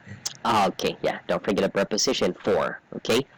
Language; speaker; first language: English; non-native, fluent; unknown